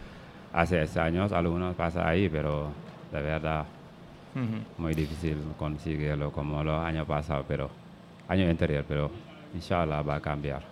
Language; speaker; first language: Spanish; non-native, learner; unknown